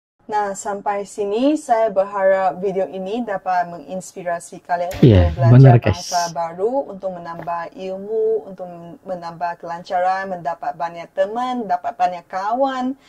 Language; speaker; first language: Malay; non-native, fluent; Chinese